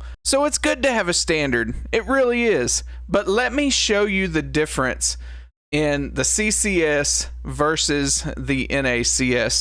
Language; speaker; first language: English; native; English